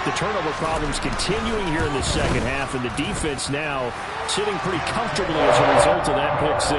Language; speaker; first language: English; native; English